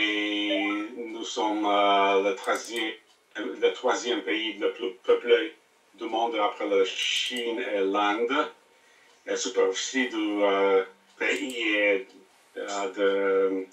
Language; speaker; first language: French; non-native, learner; English